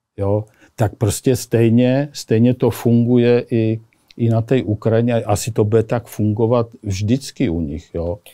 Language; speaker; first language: Czech; native; Czech